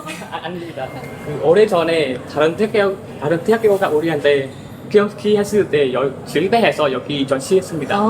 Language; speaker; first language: Korean; non-native, learner; Vietnamese